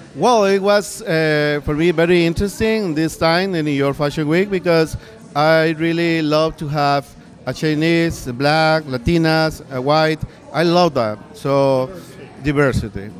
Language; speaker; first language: English; non-native, learner; Spanish